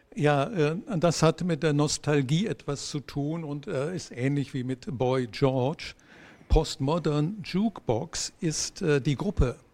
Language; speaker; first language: German; native; German